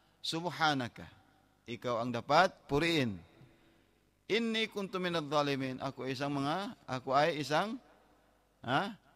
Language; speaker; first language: Filipino; non-native, local second language; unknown